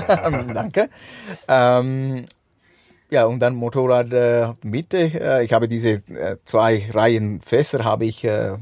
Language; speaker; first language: German; non-native, fluent; Sinhala